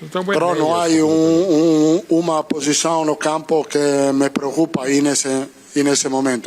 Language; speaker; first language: Portuguese; non-native, learner; Italian